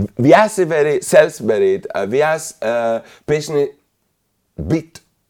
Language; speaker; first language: Slovak; non-native, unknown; Spanish